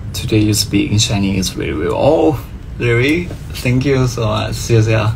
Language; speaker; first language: English; non-native, learner; Thai